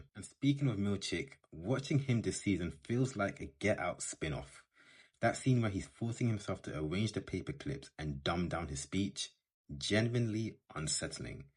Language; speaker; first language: English; native; English